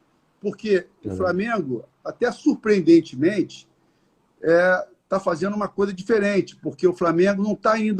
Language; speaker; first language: Portuguese; native; Portuguese